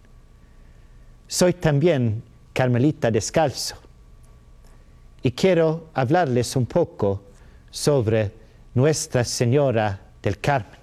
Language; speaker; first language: Spanish; non-native, learner; Swedish